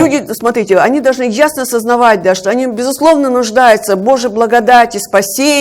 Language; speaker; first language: Russian; native; Russian